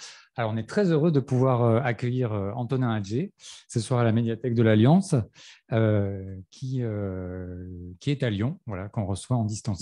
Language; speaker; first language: French; native; French